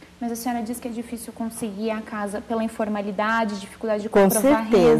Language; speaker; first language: Portuguese; native; Portuguese